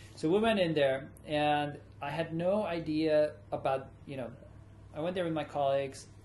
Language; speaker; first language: English; early bilingual, other home language; German